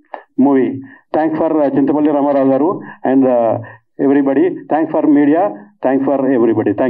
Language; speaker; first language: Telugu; native; Telugu